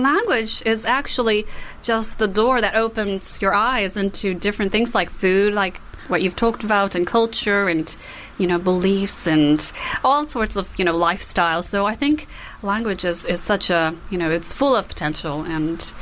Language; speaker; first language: English; non-native, fluent; Japanese